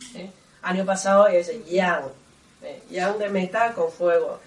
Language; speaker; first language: Spanish; non-native, learner; Chinese